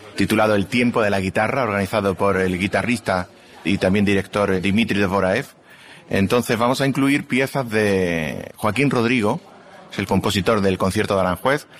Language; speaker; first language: Spanish; native; Spanish